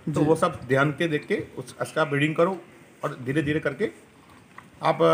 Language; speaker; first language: Hindi; non-native, local second language; Gujarati